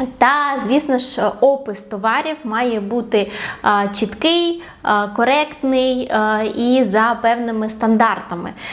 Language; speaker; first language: Ukrainian; non-native, local second language; Russian